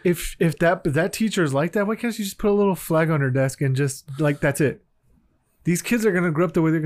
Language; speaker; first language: English; early bilingual, other home language; Spanish